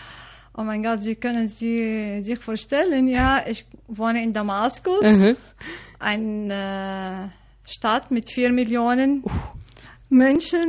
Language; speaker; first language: German; non-native, learner; Arabic